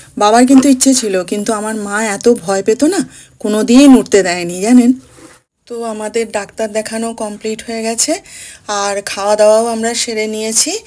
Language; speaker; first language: Bangla; early bilingual, other home language; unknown